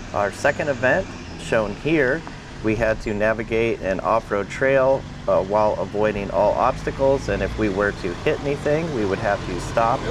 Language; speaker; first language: English; native; English